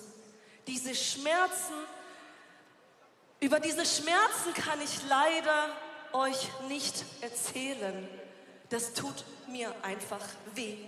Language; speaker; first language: German; non-native, fluent; Persian